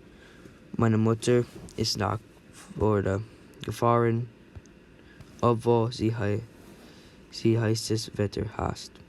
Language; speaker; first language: German; non-native, learner; English